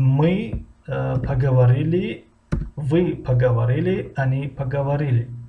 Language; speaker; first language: Russian; non-native, local second language; Tajik